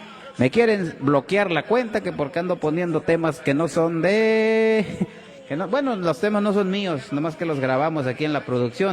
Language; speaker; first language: Spanish; native; Spanish